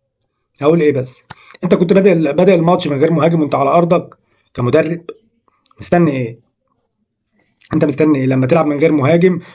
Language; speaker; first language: Arabic; native; Arabic